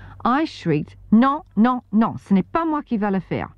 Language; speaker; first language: French; non-native, fluent; English